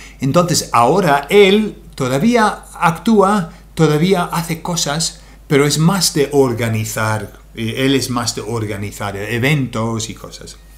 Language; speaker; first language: Spanish; non-native, fluent; English